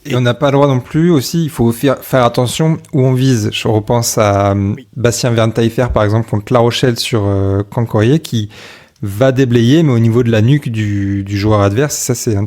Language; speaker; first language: French; native; French